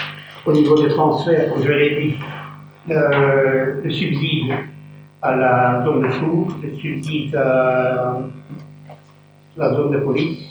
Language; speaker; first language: French; native; French